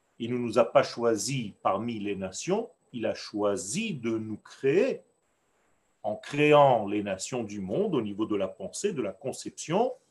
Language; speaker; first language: French; non-native, fluent; Hebrew